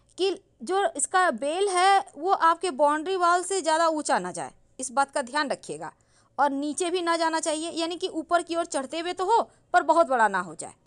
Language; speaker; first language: Hindi; native; Hindi